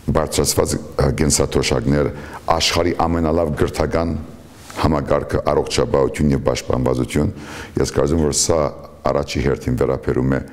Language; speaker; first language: Armenian; early bilingual, heritage; Armenian